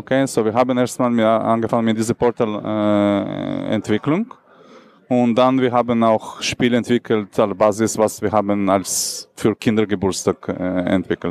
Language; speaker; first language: German; non-native, learner; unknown